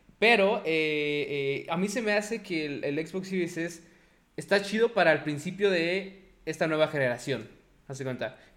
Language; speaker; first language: Spanish; native; Spanish